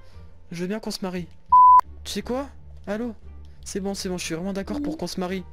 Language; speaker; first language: French; native; French